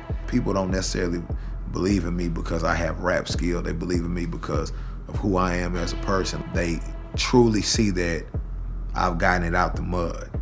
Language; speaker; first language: English; early bilingual, other home language; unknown